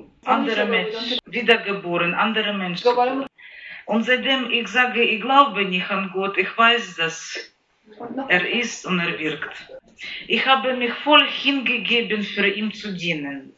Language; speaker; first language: German; non-native, learner; Ukrainian